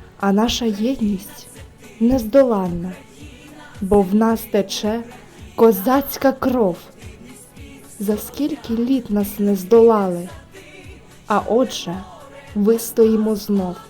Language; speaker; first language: Ukrainian; native; Ukrainian